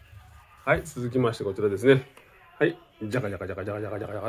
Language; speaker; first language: Japanese; native; Japanese